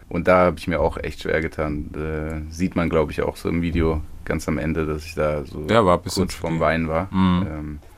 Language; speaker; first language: German; native; German